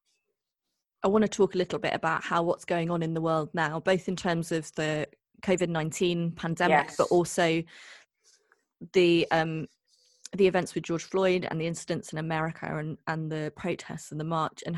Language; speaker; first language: English; native; English